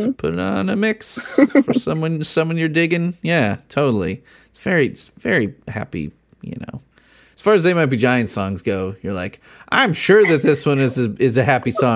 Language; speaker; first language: English; native; English